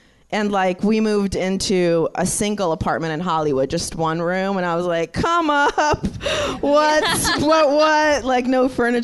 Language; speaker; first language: English; early bilingual, other home language; Russian